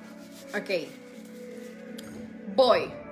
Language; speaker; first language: Spanish; native; Spanish